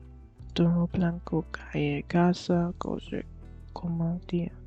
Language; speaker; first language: Spanish; non-native, learner; German